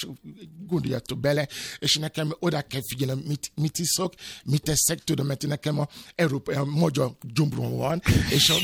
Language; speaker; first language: Hungarian; non-native, fluent; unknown